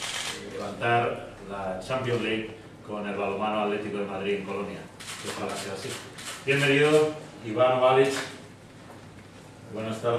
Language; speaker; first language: Spanish; native; Spanish